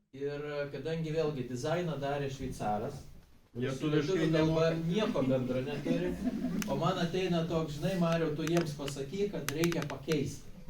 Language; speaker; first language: Lithuanian; native; Lithuanian